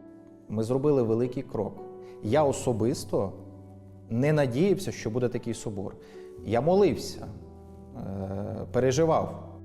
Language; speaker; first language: Ukrainian; native; Ukrainian